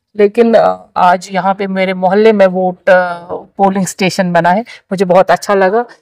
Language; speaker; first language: Hindi; non-native, local second language; Kashmiri